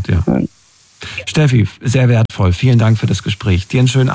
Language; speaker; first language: German; native; German